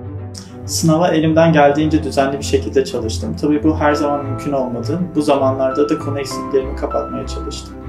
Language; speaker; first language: Turkish; native; Turkish